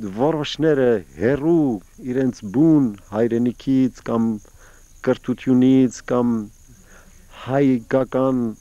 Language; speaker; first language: Armenian; early bilingual, heritage; Armenian